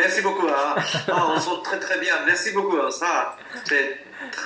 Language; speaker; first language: French; non-native, learner; Japanese